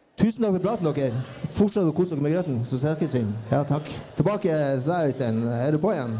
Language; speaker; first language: Norwegian; native; Norwegian